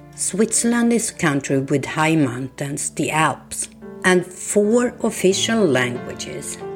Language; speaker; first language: English; non-native, fluent; Swedish